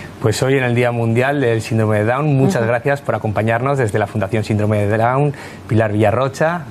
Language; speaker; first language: Spanish; native; Spanish